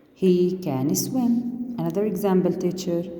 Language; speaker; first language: English; non-native, learner; Arabic